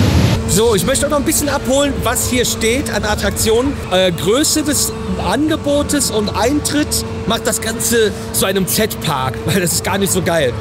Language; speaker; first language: German; native; German